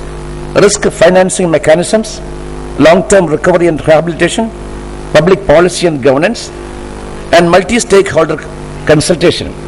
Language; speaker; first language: English; non-native, local second language; Malayalam